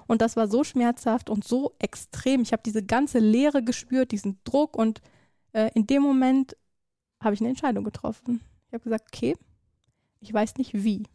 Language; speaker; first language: German; early bilingual, other home language; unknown